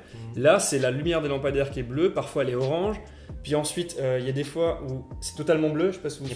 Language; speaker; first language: French; native; French